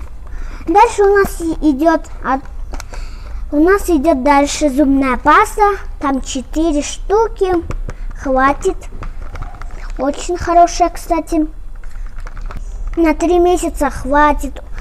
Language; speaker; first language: Russian; non-native, local second language; Kyrgyz